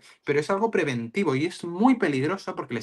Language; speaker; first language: Spanish; native; Spanish